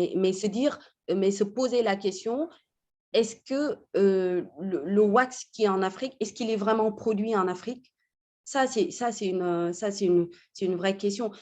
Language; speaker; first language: French; non-native, local second language; Wolof